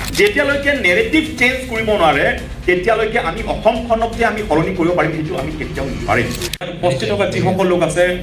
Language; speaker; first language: Assamese; non-native, local second language; Karbi